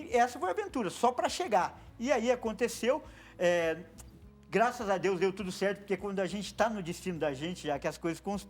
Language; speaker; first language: Portuguese; native; Portuguese